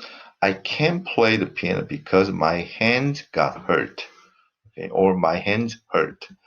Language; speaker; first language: English; non-native, fluent; Korean